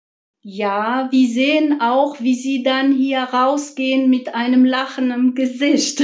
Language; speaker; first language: German; non-native, fluent; Arabic